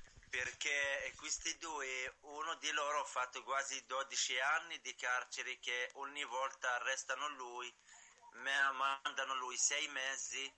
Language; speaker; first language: Italian; non-native, learner; Arabic